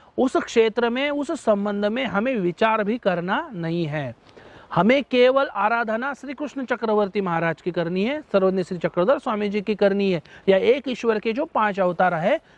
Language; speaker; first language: Hindi; non-native, local second language; Marathi